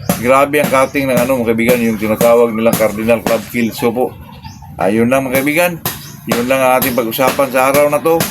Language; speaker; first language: Filipino; non-native, local second language; Cebuano